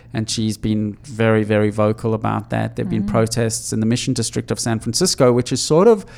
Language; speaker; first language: English; native; English